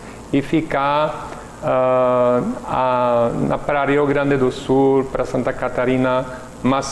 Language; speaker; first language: Portuguese; non-native, learner; Czech